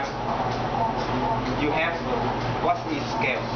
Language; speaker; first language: English; non-native, learner; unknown